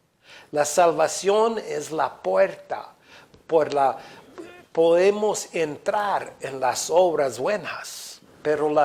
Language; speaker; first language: Spanish; non-native, fluent; English